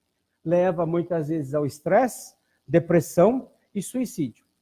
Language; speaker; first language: Portuguese; native; Portuguese